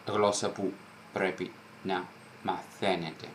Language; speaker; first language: Greek; non-native, fluent; Italian